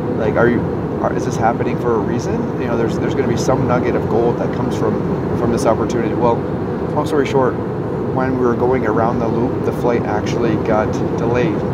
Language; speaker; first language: English; native; English